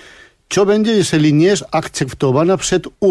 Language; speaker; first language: Polish; non-native, fluent; Spanish